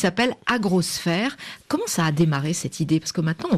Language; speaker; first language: French; native; French